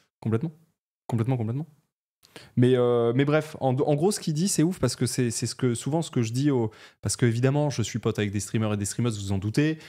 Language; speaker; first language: French; native; French